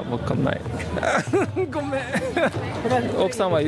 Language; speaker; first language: Japanese; non-native, learner; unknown